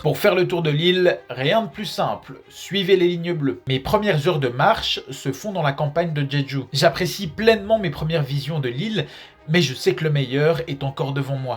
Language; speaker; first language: French; native; French